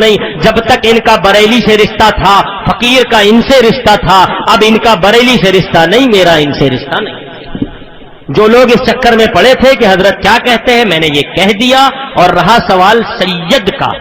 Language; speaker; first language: Urdu; native; Urdu